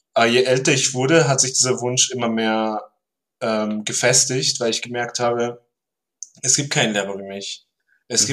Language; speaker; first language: German; early bilingual, other home language; Turkish